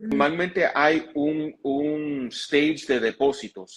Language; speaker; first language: Spanish; early bilingual, heritage; Spanish